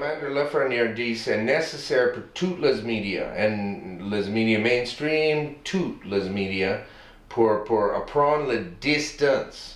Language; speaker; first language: French; non-native, learner; English